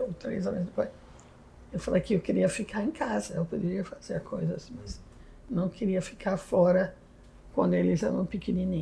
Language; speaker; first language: Portuguese; non-native, fluent; English